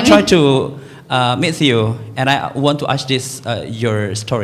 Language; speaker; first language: English; non-native, learner; Indonesian